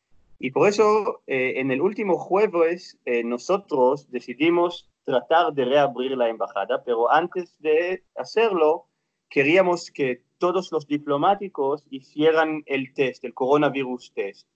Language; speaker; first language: Spanish; non-native, fluent; Hebrew